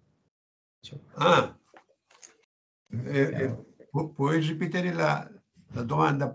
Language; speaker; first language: Italian; non-native, learner; Spanish